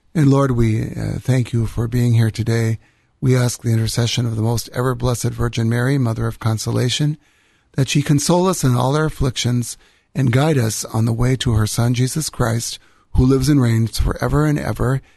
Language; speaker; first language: English; native; English